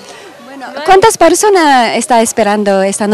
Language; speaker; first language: Spanish; non-native, learner; Japanese